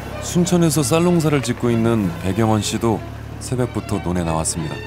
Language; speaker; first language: Korean; native; Korean